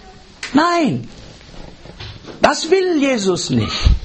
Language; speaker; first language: German; non-native, learner; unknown